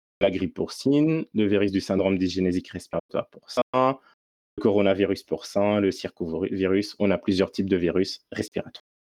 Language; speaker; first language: French; non-native, local second language; Arabic